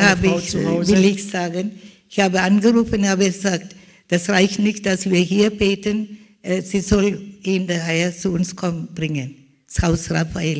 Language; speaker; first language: German; non-native, learner; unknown